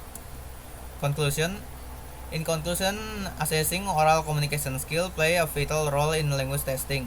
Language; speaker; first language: English; non-native, learner; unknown